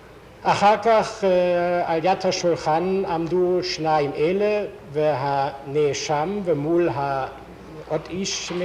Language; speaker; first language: Hebrew; non-native, fluent; German